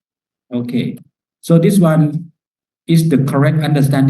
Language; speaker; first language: English; non-native, fluent; Thai